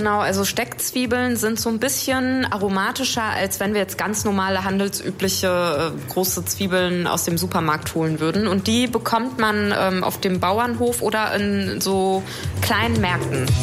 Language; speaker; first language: German; early bilingual, other home language; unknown